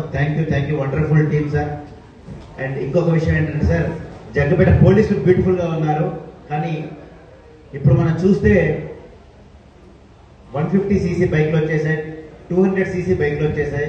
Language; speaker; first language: Telugu; native; Telugu